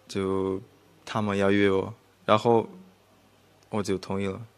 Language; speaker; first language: Chinese; non-native, fluent; Russian